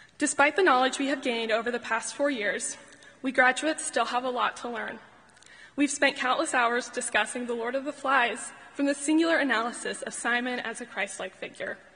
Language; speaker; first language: English; native; English